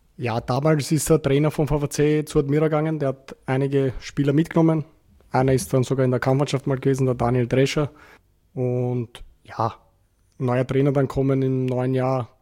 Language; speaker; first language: German; native; German